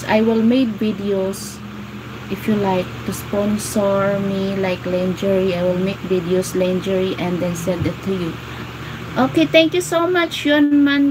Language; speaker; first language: English; non-native, local second language; Filipino